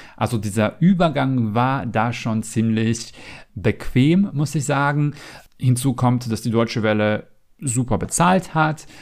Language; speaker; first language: German; non-native, fluent; Macedonian